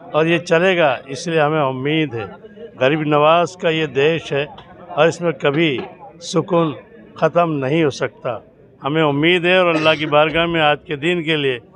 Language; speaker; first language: Urdu; non-native, local second language; Gujarati